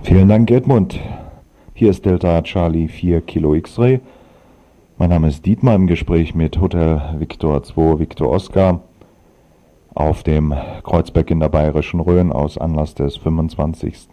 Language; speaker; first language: German; native; German